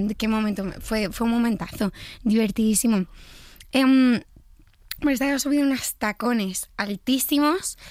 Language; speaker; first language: Spanish; native; Spanish